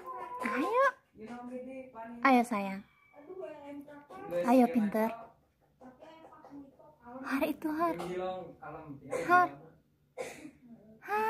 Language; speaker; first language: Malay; non-native, local second language; Sundanese